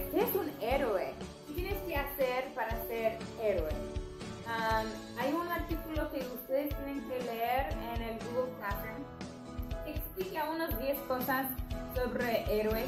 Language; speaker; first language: Spanish; non-native, fluent; English